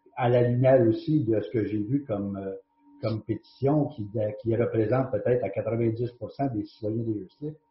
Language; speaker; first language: French; native; French